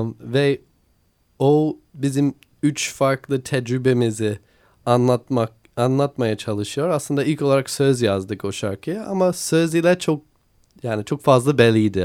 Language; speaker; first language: Turkish; non-native, learner; English